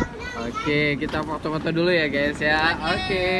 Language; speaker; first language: Indonesian; non-native, local second language; Minangkabau